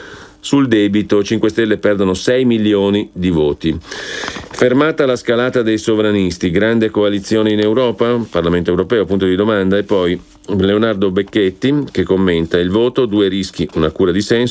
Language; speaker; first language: Italian; native; Italian